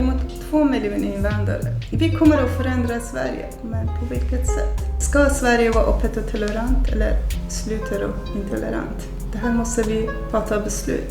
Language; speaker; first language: Swedish; non-native, fluent; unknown